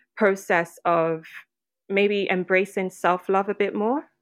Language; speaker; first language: English; non-native, local second language; Yoruba